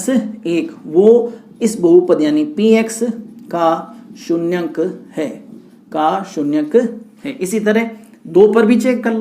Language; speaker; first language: Hindi; native; Hindi